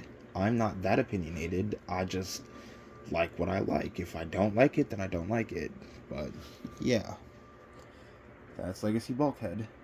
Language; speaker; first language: English; native; English